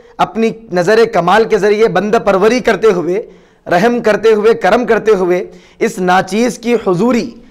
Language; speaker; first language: Urdu; native; Urdu